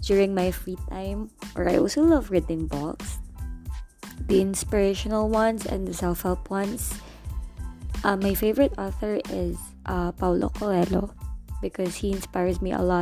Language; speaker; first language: English; non-native, local second language; Filipino